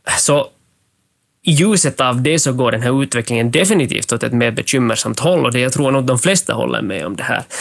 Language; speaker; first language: Swedish; native; Swedish